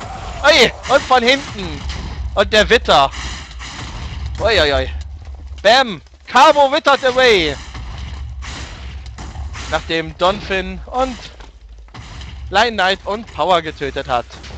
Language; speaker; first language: German; native; German